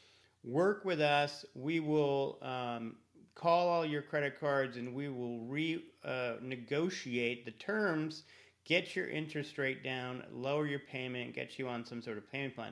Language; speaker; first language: English; native; English